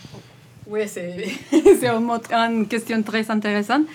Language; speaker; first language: French; non-native, learner; Spanish